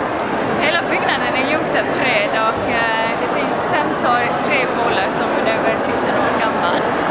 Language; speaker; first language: Swedish; non-native, fluent; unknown